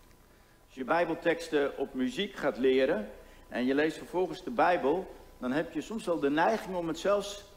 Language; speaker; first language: Dutch; native; Dutch